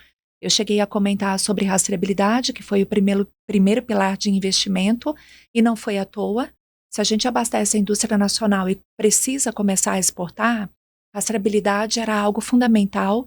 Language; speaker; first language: Portuguese; native; Portuguese